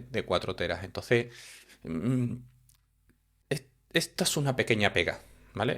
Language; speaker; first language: Spanish; native; Spanish